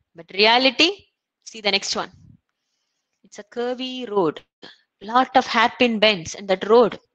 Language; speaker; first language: English; non-native, local second language; Tamil